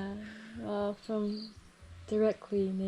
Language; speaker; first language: English; non-native, fluent; Japanese